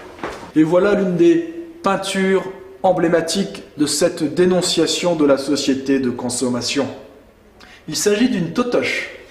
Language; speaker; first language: French; native; French